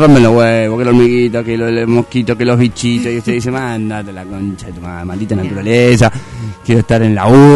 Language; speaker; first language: Spanish; native; Spanish